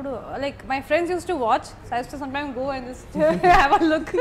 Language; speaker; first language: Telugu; non-native, local second language; Hindi